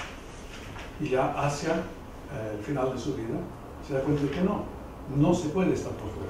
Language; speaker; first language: Spanish; non-native, fluent; English